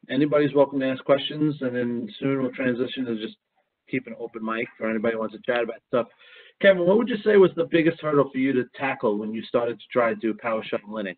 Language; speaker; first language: English; native; English